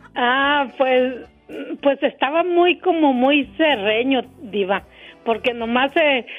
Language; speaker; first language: Spanish; native; Spanish